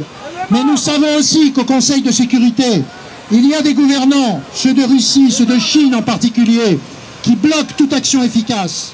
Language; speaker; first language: French; native; French